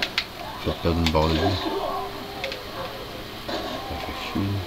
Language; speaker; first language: French; native; French